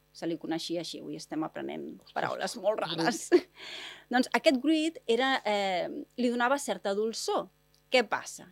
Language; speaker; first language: Catalan; native; Catalan